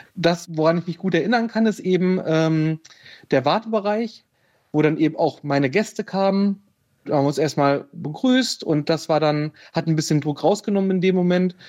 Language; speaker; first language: German; native; German